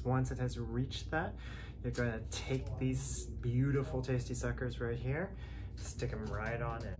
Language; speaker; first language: English; native; English